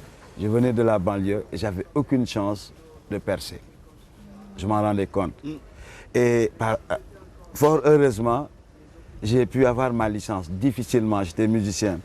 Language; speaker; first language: French; non-native, local second language; Wolof